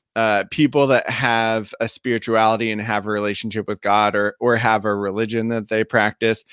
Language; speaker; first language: English; native; English